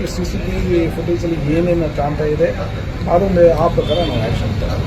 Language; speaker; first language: Kannada; non-native, fluent; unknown